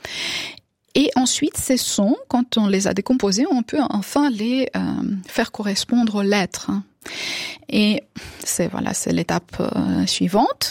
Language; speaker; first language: French; non-native, fluent; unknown